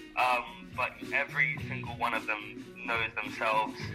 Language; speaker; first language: English; native; English